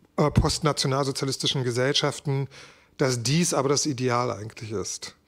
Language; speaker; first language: German; native; German